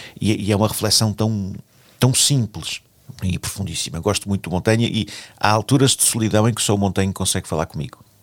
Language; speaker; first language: Portuguese; native; Portuguese